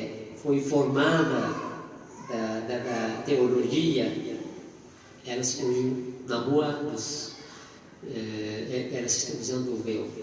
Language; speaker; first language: Portuguese; non-native, fluent; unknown